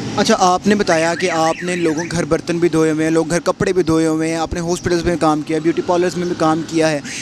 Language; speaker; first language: Urdu; native; Urdu